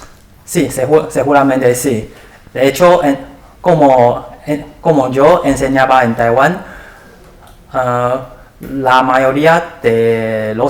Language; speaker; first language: Spanish; non-native, learner; Chinese